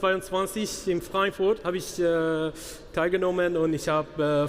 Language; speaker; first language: German; non-native, learner; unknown